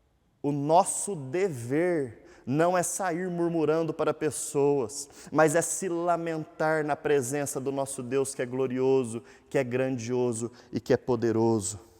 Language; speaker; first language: Portuguese; native; Portuguese